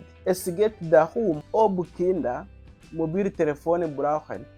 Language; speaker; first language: German; non-native, fluent; Kinyarwanda